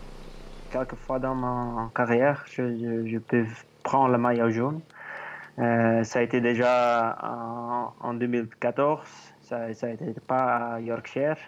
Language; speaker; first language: French; non-native, learner; Dutch